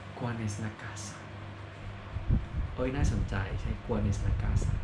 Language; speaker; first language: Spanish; non-native, learner; Thai